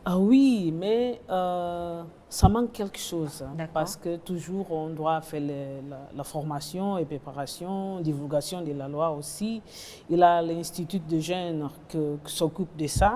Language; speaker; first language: French; non-native, learner; Portuguese